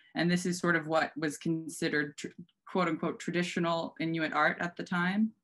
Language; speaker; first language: English; native; English